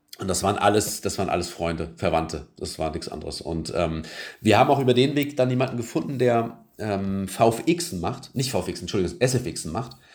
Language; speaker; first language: German; early bilingual, other home language; Turkish